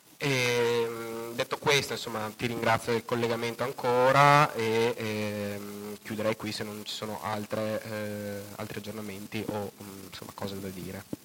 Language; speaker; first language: Italian; native; Italian